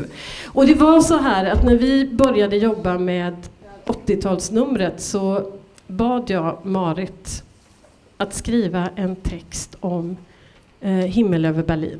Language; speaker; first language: Swedish; native; Swedish